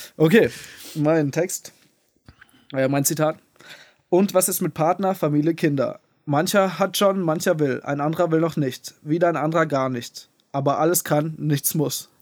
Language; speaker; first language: German; native; German